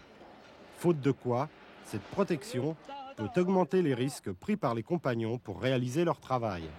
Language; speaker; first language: French; native; French